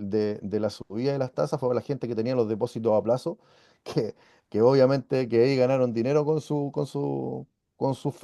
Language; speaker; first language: Spanish; native; Spanish